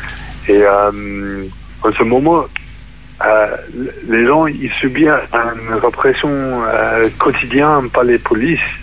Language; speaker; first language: French; non-native, fluent; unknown